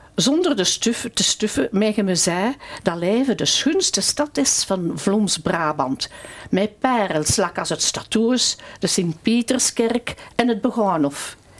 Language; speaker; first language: Dutch; native; Dutch